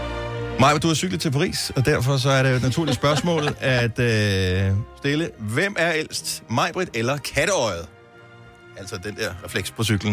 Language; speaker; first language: Danish; native; Danish